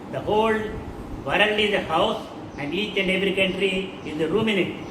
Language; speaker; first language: English; non-native, local second language; Telugu